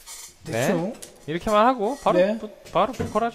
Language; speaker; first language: Korean; native; Korean